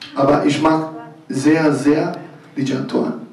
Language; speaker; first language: German; non-native, learner; Italian